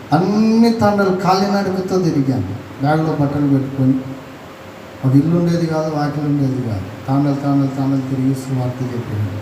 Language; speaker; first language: Telugu; non-native, local second language; Lambadi